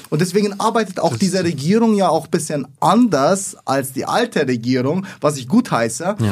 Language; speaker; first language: German; early bilingual, other home language; Arabic